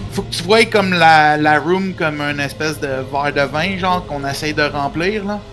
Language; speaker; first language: French; native; French